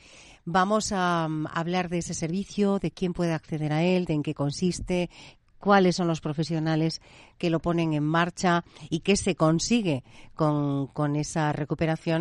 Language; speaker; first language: Spanish; native; Spanish